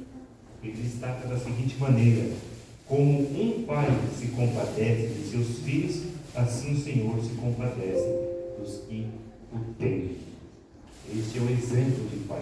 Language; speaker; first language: Portuguese; native; Portuguese